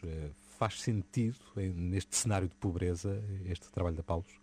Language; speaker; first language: Portuguese; native; Portuguese